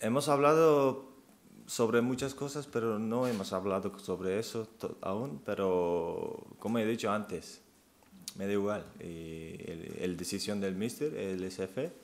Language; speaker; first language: Spanish; non-native, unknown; Turkish